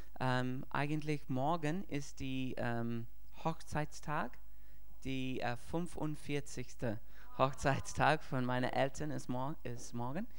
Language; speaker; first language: German; non-native, fluent; English